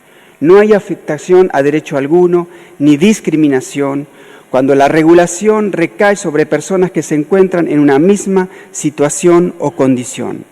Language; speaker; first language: Spanish; native; Spanish